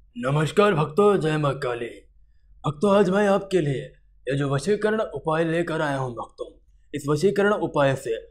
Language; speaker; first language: Hindi; native; Hindi